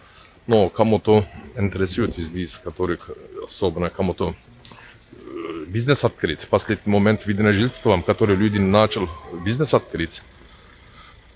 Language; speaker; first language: Russian; non-native, learner; Turkish